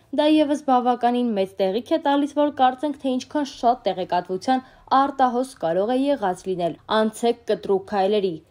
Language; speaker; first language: Armenian; native; Armenian